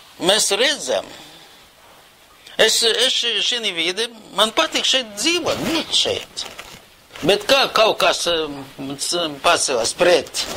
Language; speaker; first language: Latvian; non-native, local second language; Russian